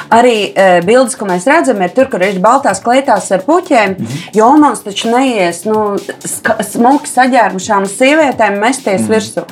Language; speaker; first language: Latvian; native; Latvian